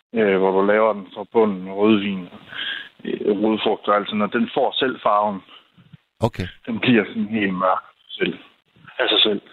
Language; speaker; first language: Danish; native; Danish